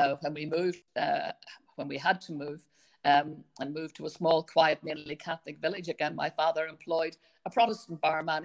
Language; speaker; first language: English; native; English